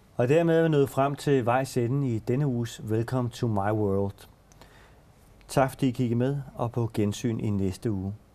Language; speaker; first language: Danish; native; Danish